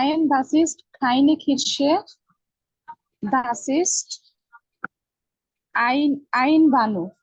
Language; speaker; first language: German; non-native, learner; Bangla